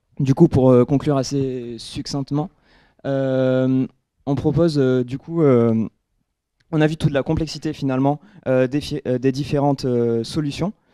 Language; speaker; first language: French; native; French